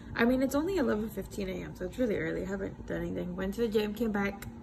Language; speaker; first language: English; early bilingual, other home language; Spanish